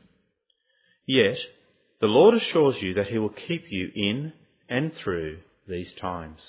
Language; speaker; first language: English; native; English